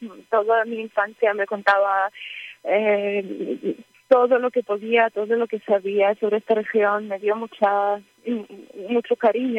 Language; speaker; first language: Spanish; early bilingual, heritage; Ukrainian